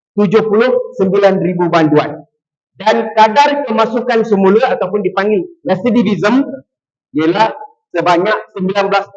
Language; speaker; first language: Malay; non-native, local second language; Tamil